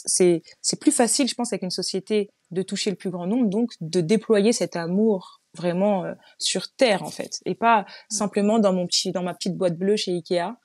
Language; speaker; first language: French; native; French